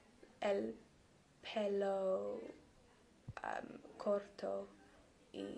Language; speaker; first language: Spanish; non-native, learner; English